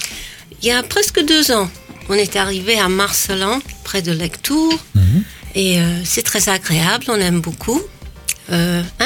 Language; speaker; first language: French; non-native, fluent; English